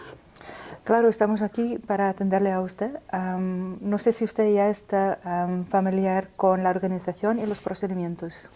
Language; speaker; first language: Spanish; non-native, fluent; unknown